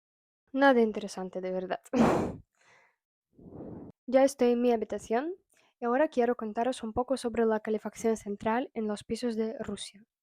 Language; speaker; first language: Spanish; non-native, fluent; Russian